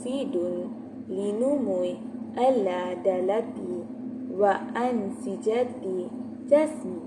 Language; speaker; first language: Arabic; non-native, learner; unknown